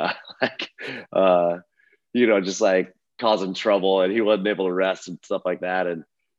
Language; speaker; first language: English; native; English